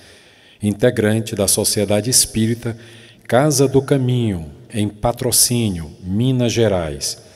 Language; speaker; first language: Portuguese; native; Portuguese